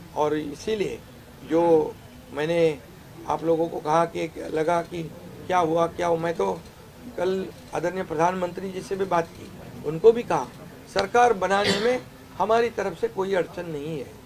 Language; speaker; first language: Hindi; non-native, local second language; Marathi